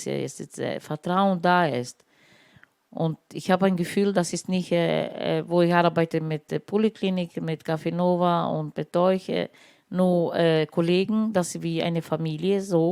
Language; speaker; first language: German; non-native, learner; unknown